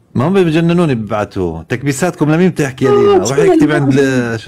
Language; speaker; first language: Arabic; native; Arabic